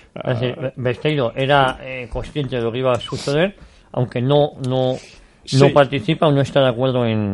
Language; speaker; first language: Spanish; native; Spanish